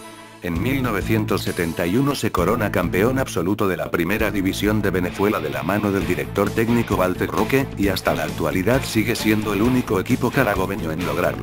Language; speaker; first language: Spanish; native; Spanish